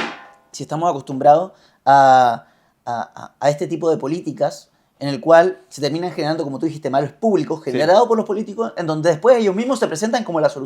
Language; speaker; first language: Spanish; native; Spanish